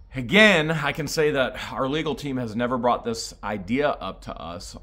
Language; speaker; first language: English; native; English